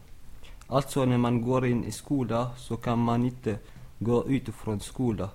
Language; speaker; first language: Swedish; non-native, learner; Arabic